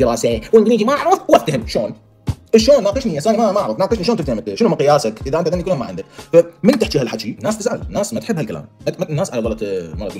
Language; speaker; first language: Arabic; native; Arabic